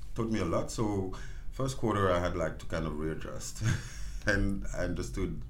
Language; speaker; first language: English; non-native, local second language; French